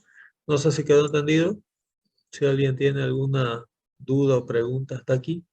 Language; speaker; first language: Spanish; native; Spanish